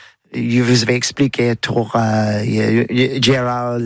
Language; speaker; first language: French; non-native, learner; English